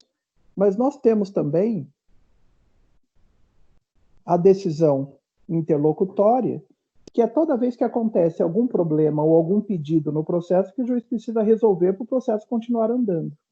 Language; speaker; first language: Portuguese; native; Portuguese